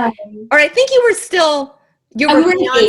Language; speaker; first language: English; native; English